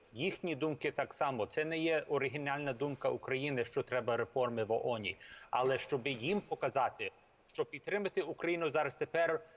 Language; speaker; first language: Ukrainian; early bilingual, heritage; English